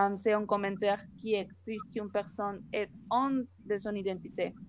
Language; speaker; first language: French; non-native, learner; Spanish